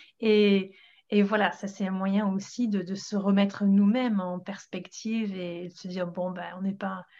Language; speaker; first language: French; non-native, fluent; English